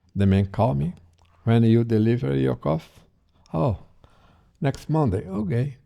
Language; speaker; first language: English; non-native, learner; Portuguese